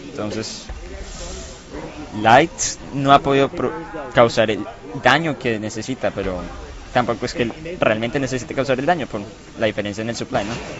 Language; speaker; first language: Spanish; native; Spanish